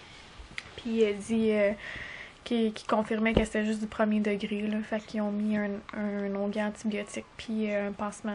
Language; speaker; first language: French; native; French